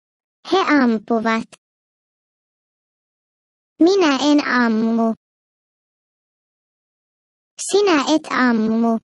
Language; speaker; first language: Finnish; non-native, fluent; Turkish